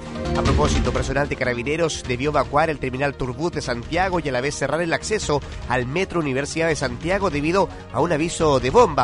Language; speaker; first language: Spanish; native; Spanish